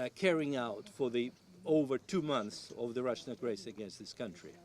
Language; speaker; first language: English; non-native, fluent; Ukrainian